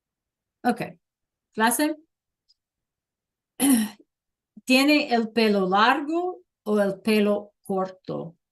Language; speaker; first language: Spanish; non-native, learner; English